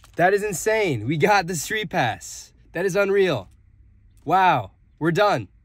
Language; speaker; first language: English; native; English